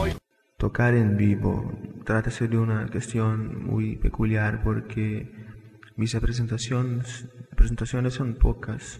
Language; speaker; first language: Spanish; non-native, fluent; Portuguese